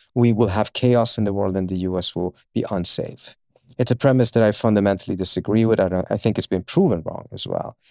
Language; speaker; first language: English; early bilingual, other home language; Persian